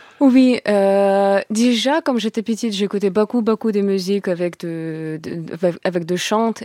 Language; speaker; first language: French; non-native, learner; Russian